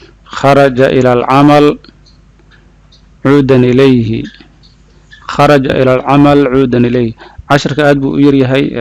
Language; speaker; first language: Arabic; non-native, fluent; Somali